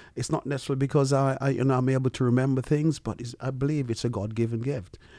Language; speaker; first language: English; early bilingual, other home language; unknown